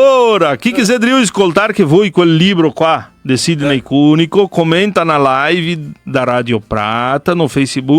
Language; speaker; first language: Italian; early bilingual, heritage; Portuguese